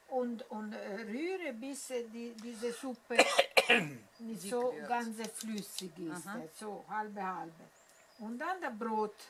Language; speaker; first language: German; non-native, learner; Italian